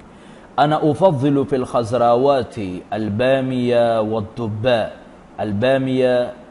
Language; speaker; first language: Arabic; non-native, fluent; Urdu